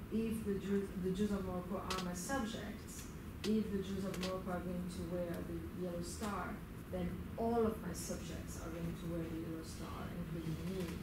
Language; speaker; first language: English; early bilingual, other home language; Arabic